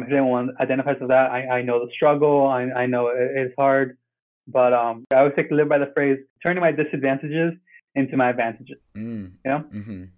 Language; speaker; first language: English; native; English